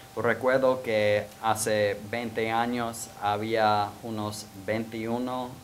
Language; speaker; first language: Spanish; non-native, fluent; English